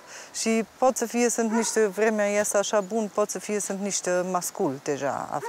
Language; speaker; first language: Romanian; non-native, fluent; German